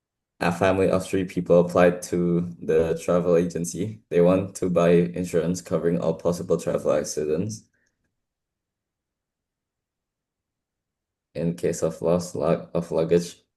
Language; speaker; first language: English; non-native, fluent; Indonesian